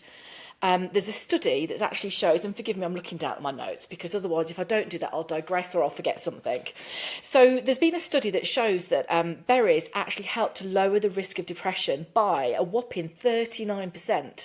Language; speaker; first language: English; native; English